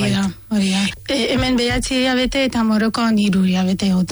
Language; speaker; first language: Basque; non-native, fluent; Arabic